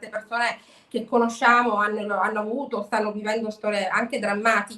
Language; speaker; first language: Italian; native; Italian